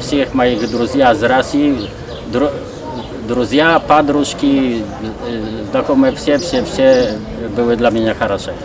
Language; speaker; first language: Russian; non-native, learner; Polish